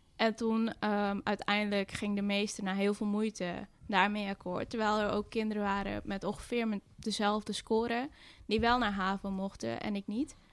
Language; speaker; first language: Dutch; early bilingual, other home language; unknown